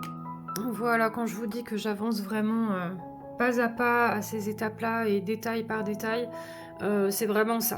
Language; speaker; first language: French; native; French